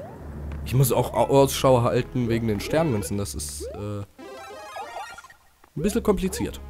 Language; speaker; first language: German; native; German